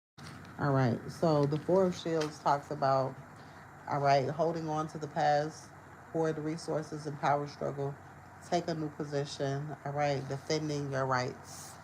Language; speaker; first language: English; native; English